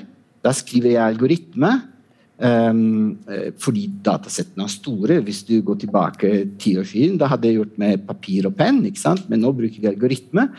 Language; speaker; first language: Norwegian; non-native, fluent; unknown